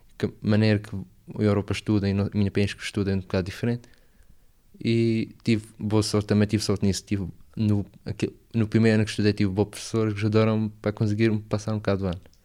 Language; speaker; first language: Portuguese; non-native, learner; Arabic